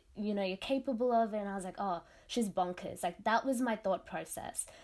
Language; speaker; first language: English; non-native, local second language; Tamil